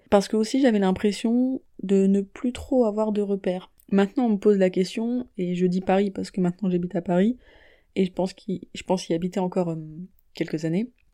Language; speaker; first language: French; native; French